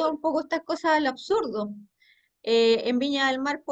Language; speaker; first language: Spanish; native; Spanish